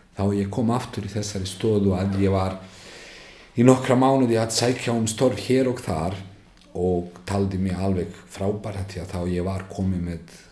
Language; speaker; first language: Icelandic; non-native, fluent; Bosnian